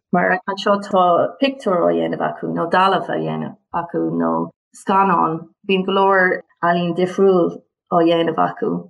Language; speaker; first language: Irish; non-native, local second language; English